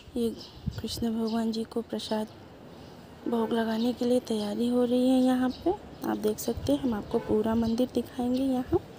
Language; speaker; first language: Hindi; native; Hindi